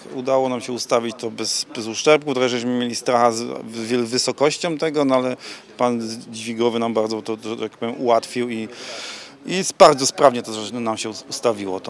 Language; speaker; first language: Polish; native; Polish